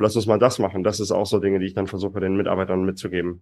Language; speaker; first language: German; native; German